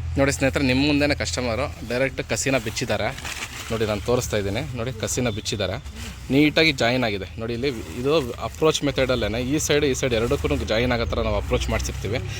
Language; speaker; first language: Kannada; native; Kannada